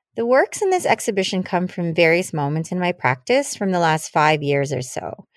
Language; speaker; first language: English; early bilingual, other home language; Filipino